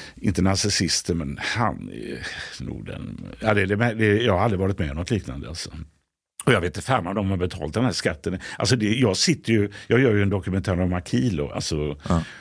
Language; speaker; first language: Swedish; native; Swedish